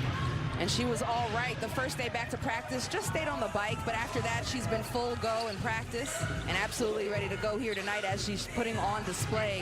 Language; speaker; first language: English; native; English